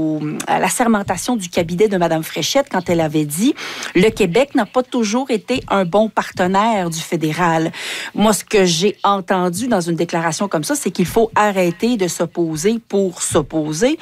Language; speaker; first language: French; native; French